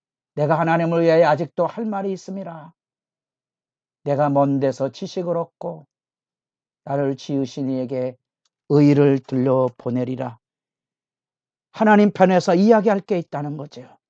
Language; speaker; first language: Korean; native; Korean